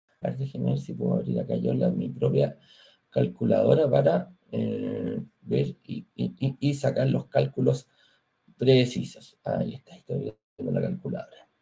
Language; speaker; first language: Spanish; native; Spanish